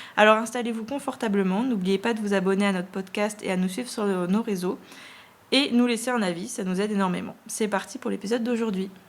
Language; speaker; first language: French; native; French